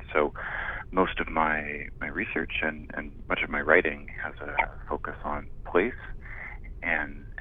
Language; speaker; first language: English; native; English